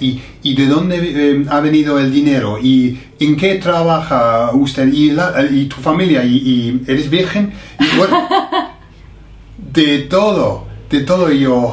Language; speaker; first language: Spanish; non-native, fluent; English